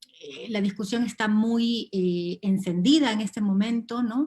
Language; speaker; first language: Spanish; native; Spanish